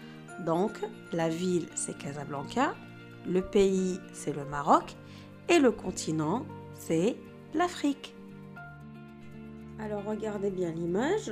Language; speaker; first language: French; non-native, local second language; Arabic